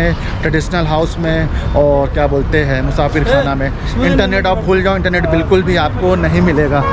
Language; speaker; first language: Hindi; native; Hindi